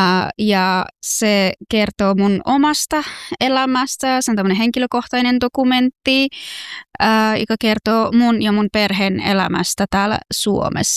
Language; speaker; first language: Finnish; non-native, fluent; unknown